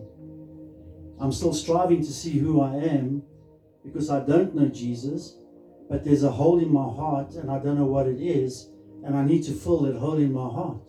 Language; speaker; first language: English; native; English